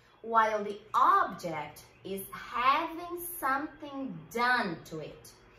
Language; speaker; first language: English; non-native, fluent; Portuguese